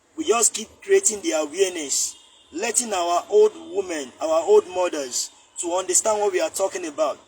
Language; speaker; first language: English; non-native, local second language; Yoruba